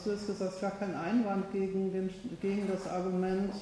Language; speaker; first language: German; native; German